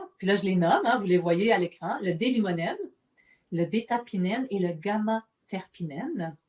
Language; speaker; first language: French; native; French